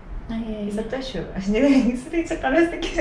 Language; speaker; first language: Turkish; non-native, learner; Uyghur